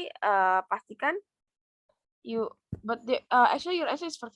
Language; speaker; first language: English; non-native, fluent; Indonesian